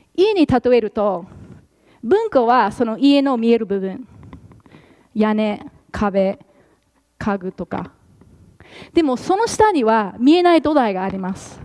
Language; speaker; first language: Japanese; non-native, fluent; English